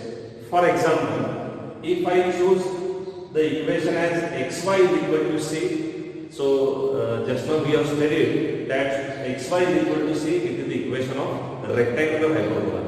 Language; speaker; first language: English; non-native, local second language; Marathi